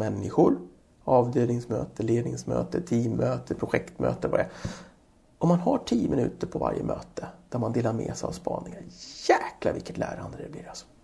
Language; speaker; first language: Swedish; native; Swedish